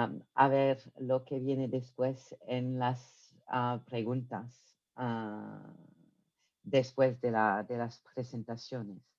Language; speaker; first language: Spanish; non-native, fluent; French